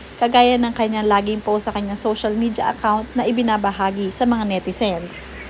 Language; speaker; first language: Filipino; native; Filipino